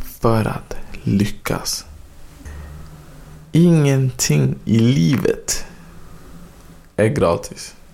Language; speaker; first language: Swedish; early bilingual, other home language; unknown